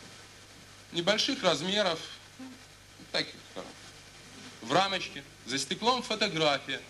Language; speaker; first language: Russian; native; Russian